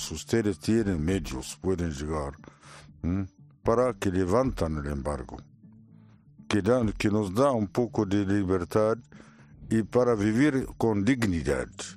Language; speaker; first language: Spanish; non-native, learner; Arabic